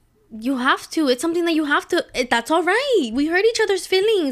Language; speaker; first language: English; early bilingual, other home language; Spanish